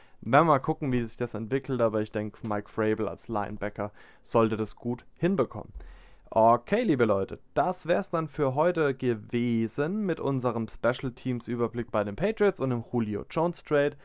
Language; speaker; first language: German; native; German